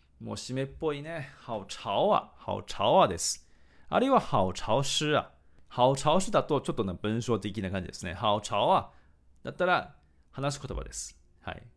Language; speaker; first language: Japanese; non-native, fluent; Chinese